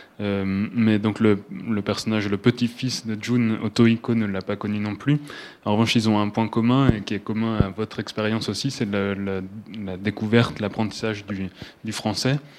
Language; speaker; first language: French; native; French